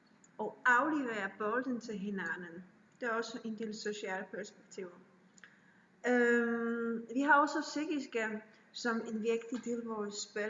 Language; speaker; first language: Danish; non-native, learner; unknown